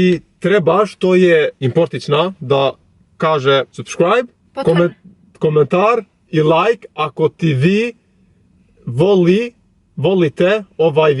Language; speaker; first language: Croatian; non-native, learner; Albanian